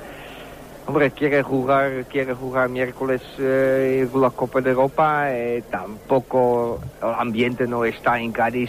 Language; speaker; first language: Spanish; non-native, learner; Dutch